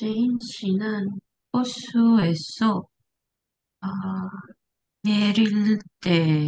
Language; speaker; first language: Korean; non-native, learner; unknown